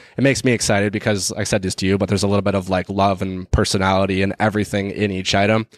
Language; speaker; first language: English; native; English